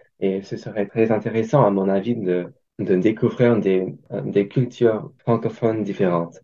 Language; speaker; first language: French; non-native, fluent; English